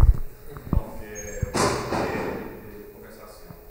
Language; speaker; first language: French; non-native, fluent; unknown